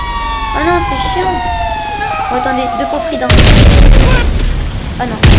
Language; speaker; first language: French; native; French